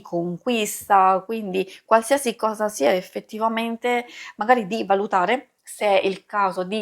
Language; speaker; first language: Italian; native; Italian